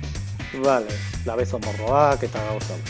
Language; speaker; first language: Basque; non-native, local second language; Spanish